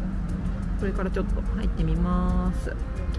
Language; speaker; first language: Japanese; native; Japanese